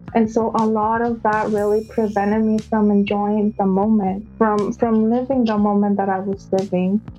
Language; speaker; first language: English; early bilingual, other home language; Spanish